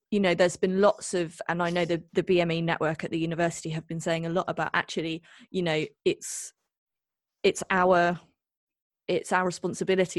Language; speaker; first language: English; native; English